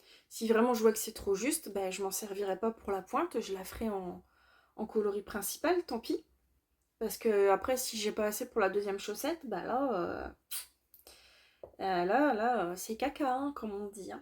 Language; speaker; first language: French; native; French